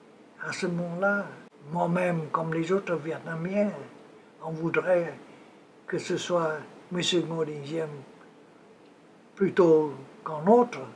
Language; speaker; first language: French; non-native, local second language; Vietnamese